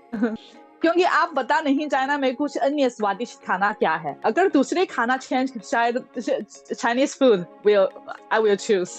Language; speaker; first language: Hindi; non-native, fluent; Chinese